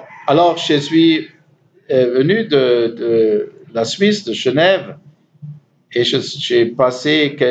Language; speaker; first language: French; non-native, learner; German